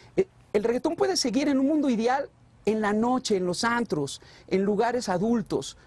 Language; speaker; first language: Spanish; native; Spanish